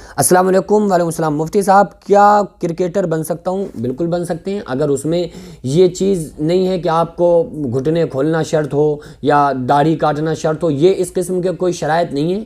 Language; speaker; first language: Urdu; native; Urdu